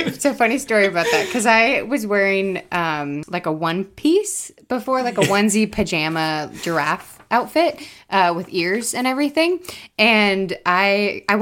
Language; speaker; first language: English; native; English